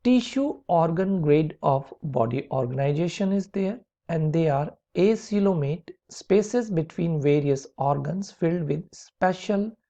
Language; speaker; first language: English; non-native, local second language; Hindi